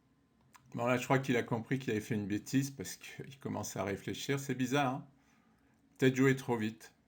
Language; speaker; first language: French; native; French